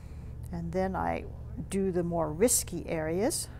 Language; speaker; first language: English; native; English